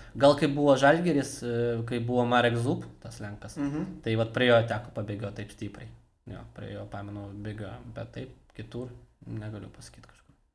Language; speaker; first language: Lithuanian; non-native, local second language; Russian